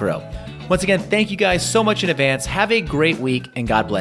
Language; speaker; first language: English; native; English